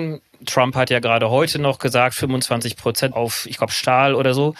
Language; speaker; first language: German; native; German